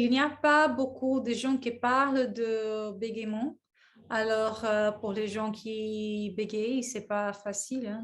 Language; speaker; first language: French; non-native, learner; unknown